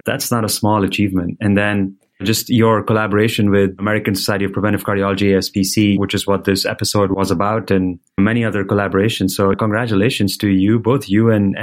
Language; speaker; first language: English; non-native, local second language; Hindi